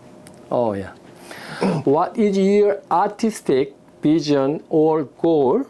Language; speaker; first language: English; non-native, learner; Korean